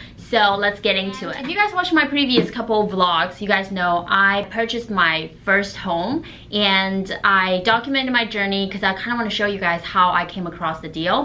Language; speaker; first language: English; non-native, fluent; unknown